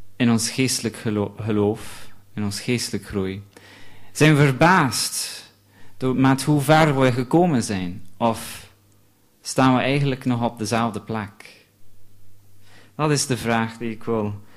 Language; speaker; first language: Dutch; non-native, fluent; English